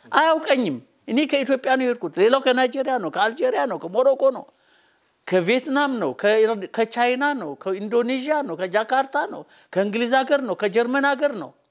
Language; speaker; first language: Amharic; native; Amharic